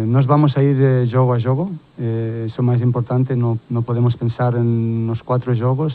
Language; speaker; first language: Portuguese; non-native, fluent; Spanish